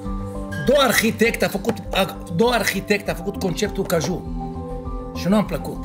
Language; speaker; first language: Romanian; non-native, fluent; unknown